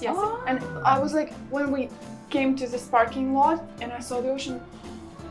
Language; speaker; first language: English; non-native, fluent; Ukrainian